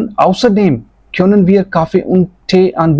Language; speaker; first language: German; non-native, fluent; Hindi